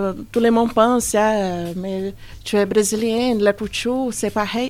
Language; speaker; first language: French; non-native, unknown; Portuguese